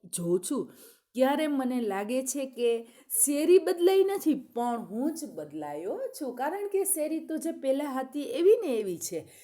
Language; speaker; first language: Gujarati; native; Gujarati